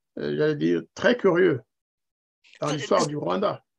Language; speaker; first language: French; non-native, local second language; Kinyarwanda